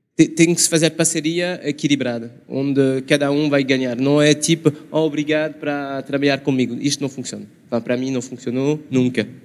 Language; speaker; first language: Portuguese; non-native, learner; French